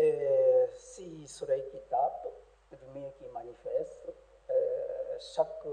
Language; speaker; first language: French; non-native, learner; Japanese